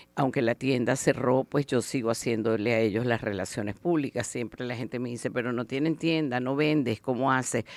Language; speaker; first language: Spanish; native; Spanish